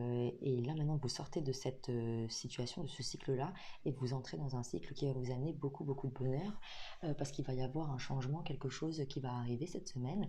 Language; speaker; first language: French; native; French